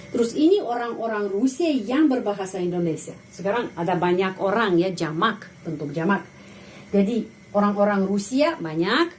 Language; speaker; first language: Indonesian; non-native, fluent; Russian